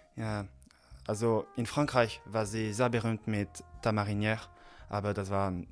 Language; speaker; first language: German; non-native, fluent; French